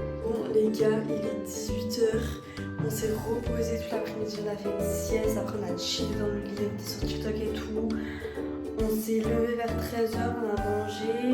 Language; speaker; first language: French; native; French